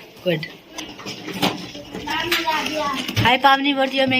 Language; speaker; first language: English; non-native, local second language; Hindi